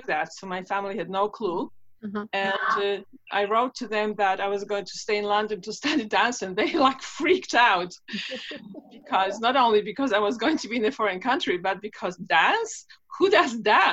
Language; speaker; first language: English; non-native, fluent; Polish